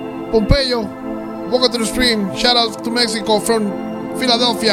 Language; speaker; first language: English; non-native, local second language; Spanish